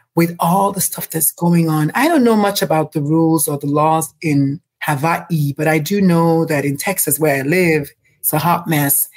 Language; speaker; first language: English; non-native, local second language; Igbo